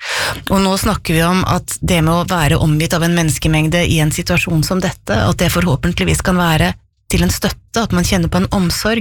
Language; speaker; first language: Norwegian; native; Norwegian